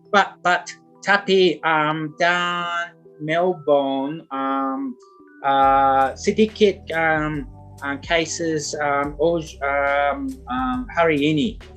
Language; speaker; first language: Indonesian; non-native, learner; English